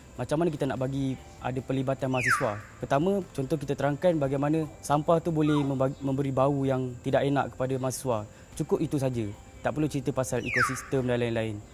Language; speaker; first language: Malay; native; Malay